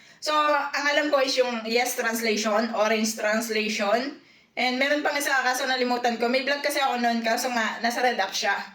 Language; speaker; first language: Filipino; native; Filipino